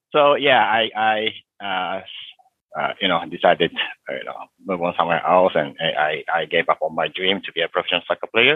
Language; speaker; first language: English; non-native, fluent; Japanese